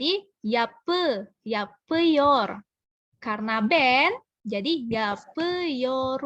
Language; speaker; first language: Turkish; non-native, fluent; Indonesian